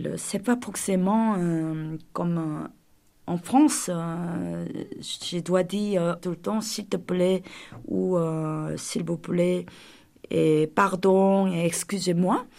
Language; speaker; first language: French; non-native, fluent; Korean